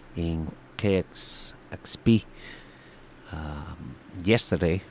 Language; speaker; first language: English; non-native, fluent; Spanish